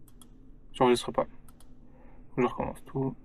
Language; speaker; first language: French; native; French